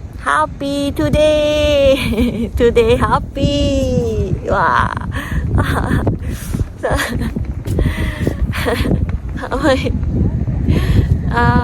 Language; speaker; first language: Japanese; non-native, learner; Thai